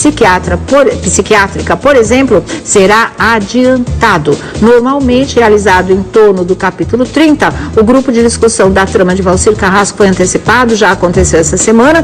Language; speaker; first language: Portuguese; native; Portuguese